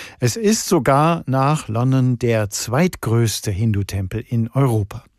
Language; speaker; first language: German; native; German